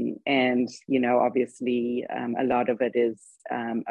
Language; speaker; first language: English; native; English